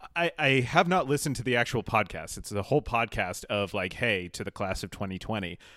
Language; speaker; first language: English; native; English